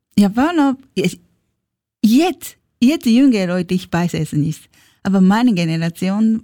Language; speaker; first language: German; non-native, learner; Japanese